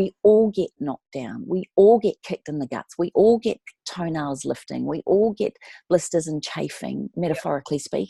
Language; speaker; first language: English; native; English